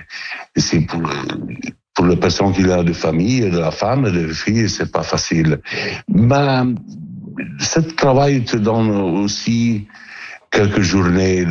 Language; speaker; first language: French; non-native, learner; Italian